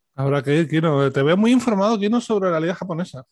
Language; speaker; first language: Spanish; native; Spanish